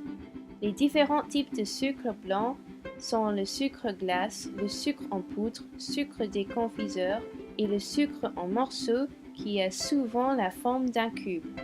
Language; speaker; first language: French; non-native, fluent; English